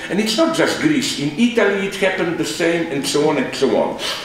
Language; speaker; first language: English; non-native, fluent; Slovenian